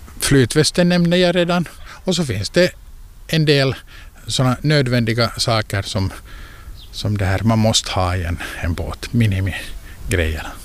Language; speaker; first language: Swedish; native; Swedish